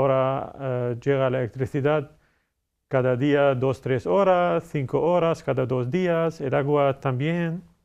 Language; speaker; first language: Spanish; non-native, fluent; Arabic